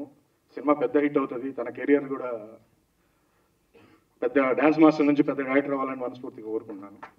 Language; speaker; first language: Telugu; native; Telugu